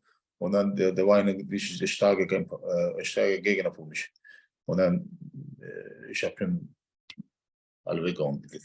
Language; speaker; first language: German; non-native, learner; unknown